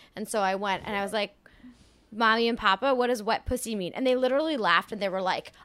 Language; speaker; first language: English; early bilingual, other home language; French